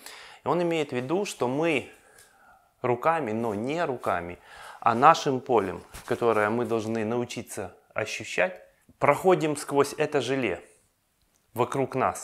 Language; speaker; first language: Russian; native; Russian